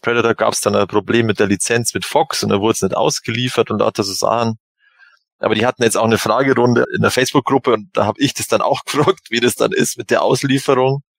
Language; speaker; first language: German; native; German